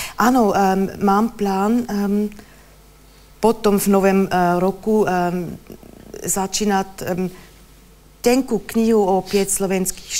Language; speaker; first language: Slovak; non-native, learner; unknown